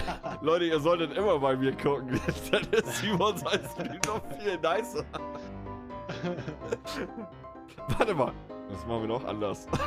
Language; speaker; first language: German; native; German